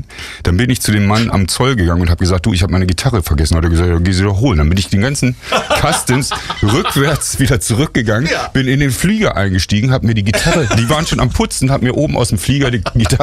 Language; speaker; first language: German; native; German